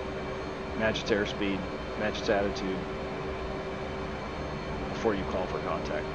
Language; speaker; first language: English; native; English